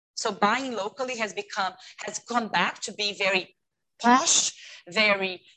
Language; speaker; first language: English; non-native, fluent; Portuguese